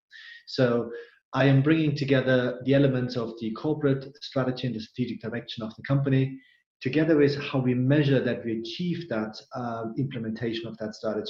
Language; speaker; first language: English; non-native, fluent; German